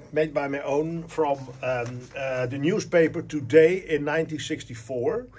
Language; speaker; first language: English; non-native, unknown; Dutch